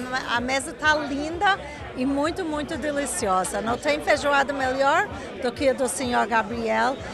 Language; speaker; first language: Portuguese; non-native, fluent; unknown